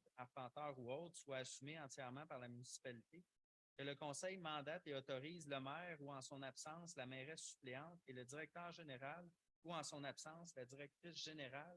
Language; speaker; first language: French; native; French